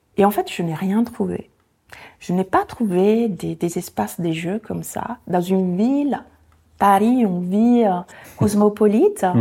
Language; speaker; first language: French; non-native, fluent; Italian